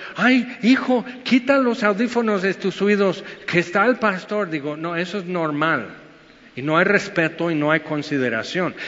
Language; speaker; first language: Spanish; non-native, fluent; English